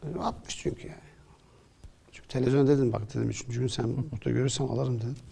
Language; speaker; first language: Turkish; early bilingual, other home language; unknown